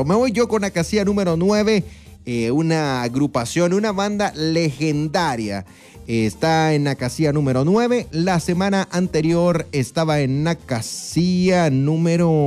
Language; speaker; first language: Spanish; native; Spanish